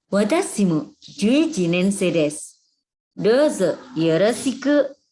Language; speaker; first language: Japanese; non-native, fluent; Indonesian